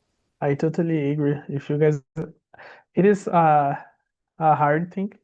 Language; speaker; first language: English; non-native, learner; Portuguese